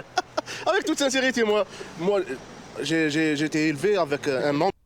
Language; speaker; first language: French; non-native, learner; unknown